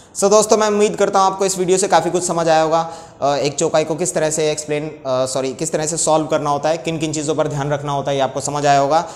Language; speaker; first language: Hindi; native; Hindi